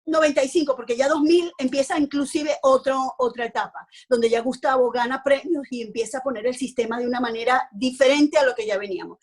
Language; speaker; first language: Spanish; native; Spanish